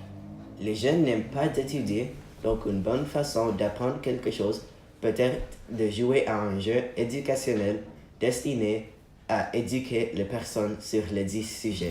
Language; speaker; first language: French; non-native, learner; English